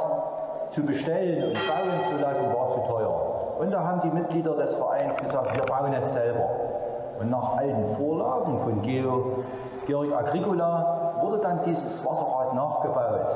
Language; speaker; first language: German; native; German